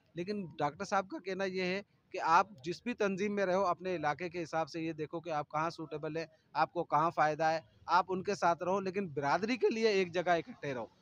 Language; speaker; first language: Urdu; non-native, local second language; Sindhi